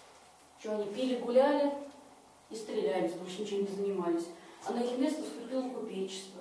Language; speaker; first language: Russian; native; Russian